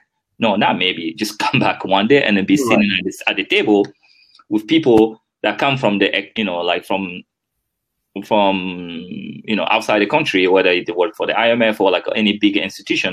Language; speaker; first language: English; non-native, fluent; French